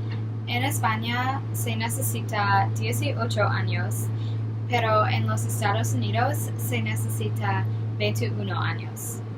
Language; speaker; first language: Spanish; non-native, learner; English